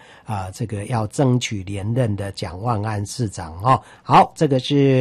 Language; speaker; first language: Chinese; native; Chinese